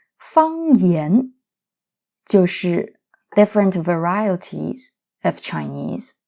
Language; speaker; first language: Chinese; native; Chinese